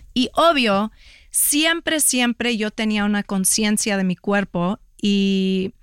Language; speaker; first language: Spanish; early bilingual, heritage; Spanish